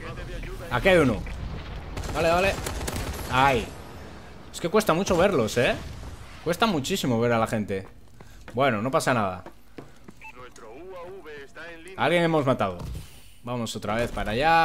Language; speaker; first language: Spanish; native; Spanish